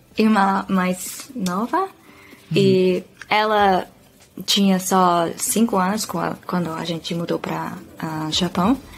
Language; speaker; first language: Portuguese; non-native, fluent; Dutch